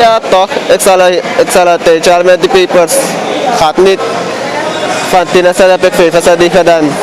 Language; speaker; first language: Dutch; non-native, local second language; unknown